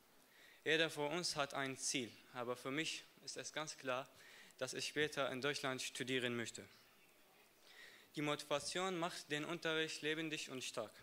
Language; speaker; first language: German; non-native, learner; Arabic